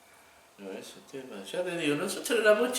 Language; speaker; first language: Spanish; native; Spanish